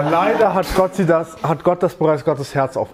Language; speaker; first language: German; native; German